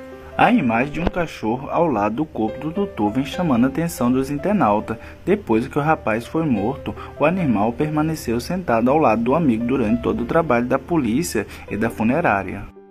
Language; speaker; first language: Portuguese; native; Portuguese